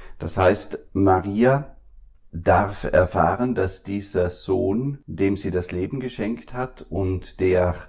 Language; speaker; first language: German; native; German